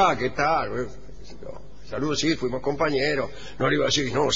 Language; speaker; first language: Spanish; native; Spanish